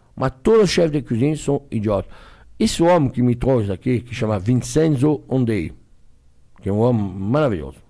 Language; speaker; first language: Portuguese; non-native, fluent; French